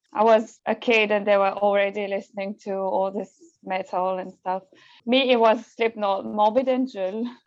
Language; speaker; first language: English; non-native, fluent; French